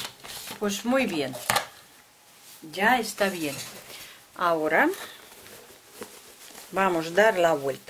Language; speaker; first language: Spanish; non-native, fluent; Russian